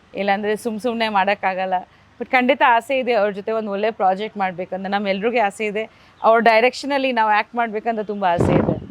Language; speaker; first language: Kannada; non-native, fluent; Bangla